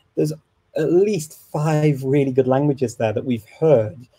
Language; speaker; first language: English; native; English